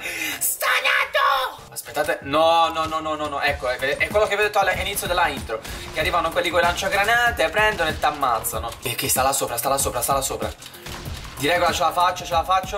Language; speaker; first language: Italian; native; Italian